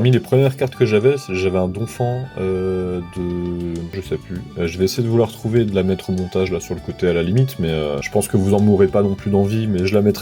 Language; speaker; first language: French; native; French